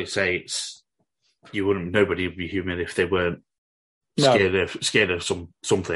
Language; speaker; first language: English; native; English